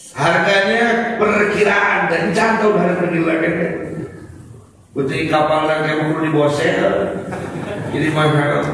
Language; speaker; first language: Malay; non-native, local second language; Sundanese